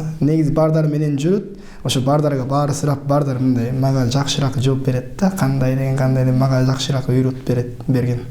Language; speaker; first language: Kyrgyz; non-native, learner; Japanese